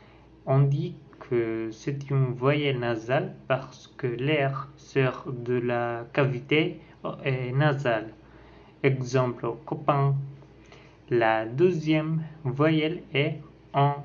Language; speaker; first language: French; non-native, learner; Spanish